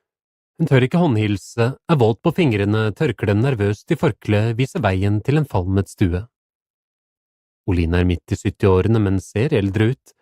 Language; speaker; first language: Norwegian; native; Norwegian